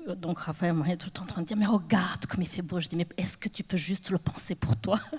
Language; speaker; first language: French; non-native, local second language; Kinyarwanda